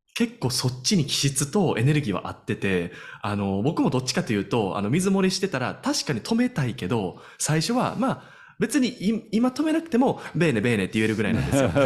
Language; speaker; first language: Japanese; native; Japanese